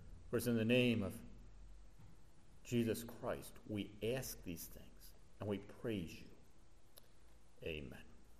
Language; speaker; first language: English; native; English